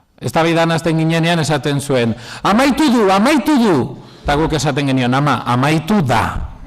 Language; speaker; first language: Basque; non-native, local second language; Spanish